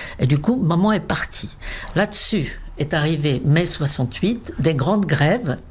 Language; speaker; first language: French; non-native, fluent; Czech